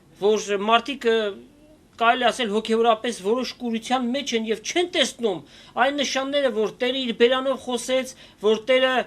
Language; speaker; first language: Armenian; native; Armenian